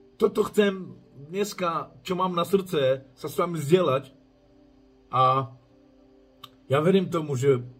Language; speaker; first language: Slovak; non-native, local second language; Romany